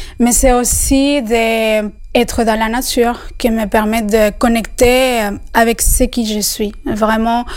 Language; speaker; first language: French; non-native, fluent; Spanish